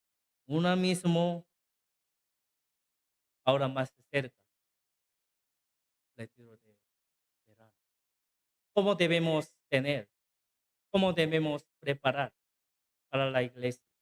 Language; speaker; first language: Spanish; non-native, learner; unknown